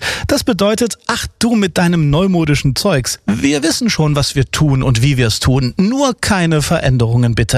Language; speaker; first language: German; native; German